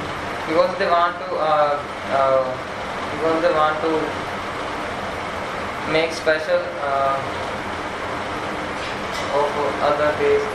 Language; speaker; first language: English; non-native, learner; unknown